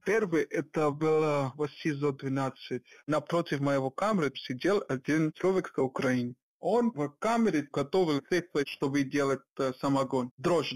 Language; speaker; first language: Russian; non-native, fluent; Hindi